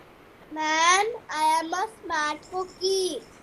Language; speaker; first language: English; non-native, learner; Hindi